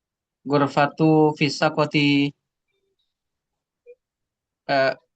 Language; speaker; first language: Arabic; non-native, learner; Indonesian